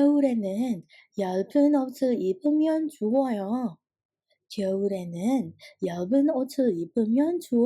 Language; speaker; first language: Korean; non-native, fluent; Indonesian